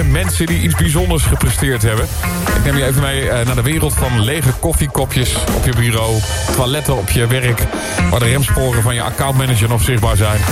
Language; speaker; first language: Dutch; native; Dutch